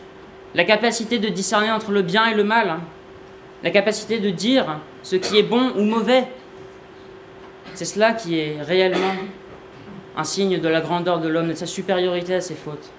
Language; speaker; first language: French; native; French